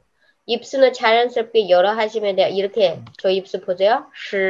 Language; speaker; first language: Korean; non-native, fluent; Chinese